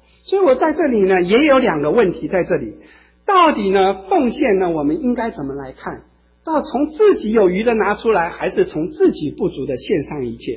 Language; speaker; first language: Chinese; native; Chinese